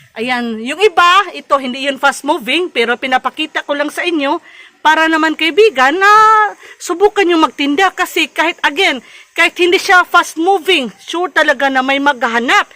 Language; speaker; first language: Filipino; non-native, local second language; Cebuano